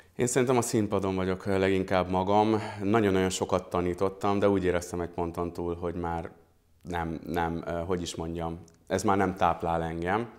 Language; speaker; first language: Hungarian; early bilingual, other home language; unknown